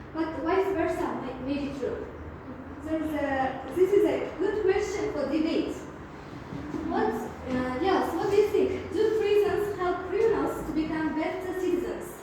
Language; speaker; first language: English; non-native, fluent; Uzbek